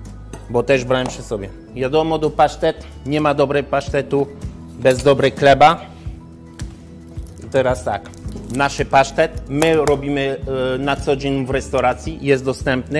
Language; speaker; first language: Polish; non-native, learner; French